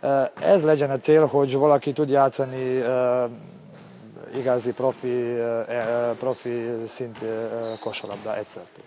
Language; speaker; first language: Hungarian; non-native, learner; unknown